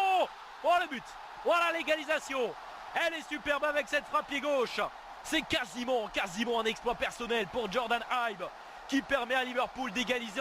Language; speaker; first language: French; native; French